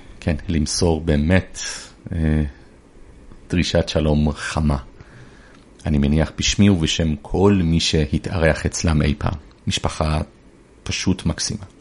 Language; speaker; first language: Hebrew; early bilingual, other home language; Persian